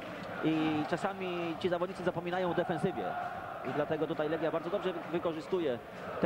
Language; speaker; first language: Polish; native; Polish